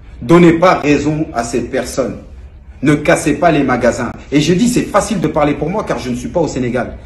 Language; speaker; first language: French; native; French